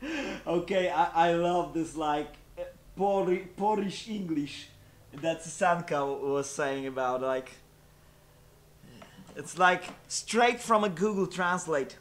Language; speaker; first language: English; non-native, fluent; Polish